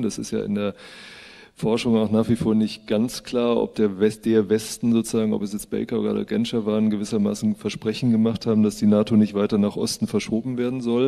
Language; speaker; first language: German; native; German